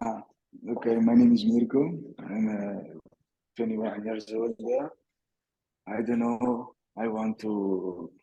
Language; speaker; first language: English; non-native, learner; Italian